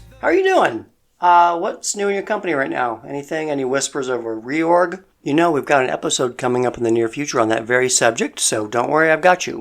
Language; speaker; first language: English; native; English